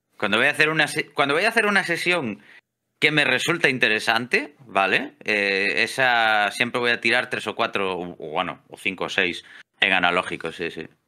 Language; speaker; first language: Spanish; native; Spanish